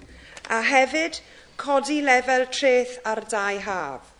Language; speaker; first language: Welsh; non-native, local second language; English